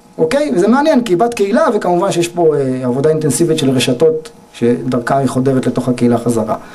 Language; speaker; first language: Hebrew; native; Hebrew